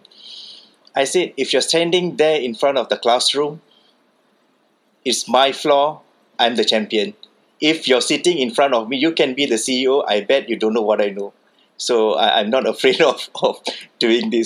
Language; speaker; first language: English; non-native, local second language; Tamil